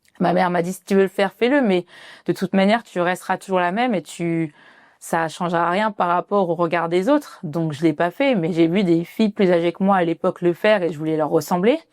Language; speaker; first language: French; early bilingual, other home language; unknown